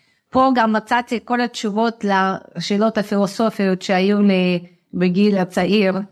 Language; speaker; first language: Hebrew; non-native, fluent; Russian